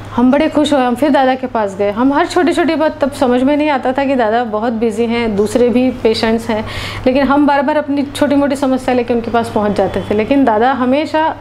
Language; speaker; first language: Hindi; non-native, local second language; Marathi